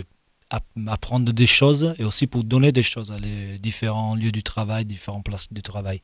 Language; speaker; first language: French; non-native, fluent; Italian